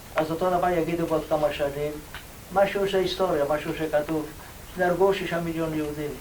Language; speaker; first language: Hebrew; non-native, fluent; Ladino